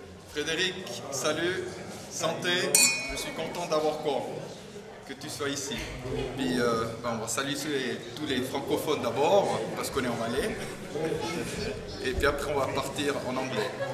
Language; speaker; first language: French; native; French